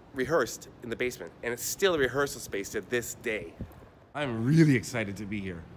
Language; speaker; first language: English; native; English